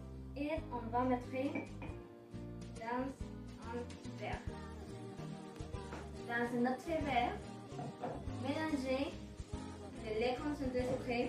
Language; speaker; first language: French; non-native, learner; Spanish